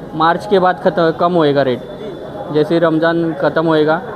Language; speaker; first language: Hindi; non-native, local second language; Marathi